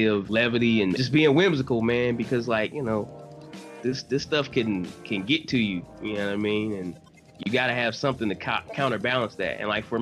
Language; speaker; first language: English; native; English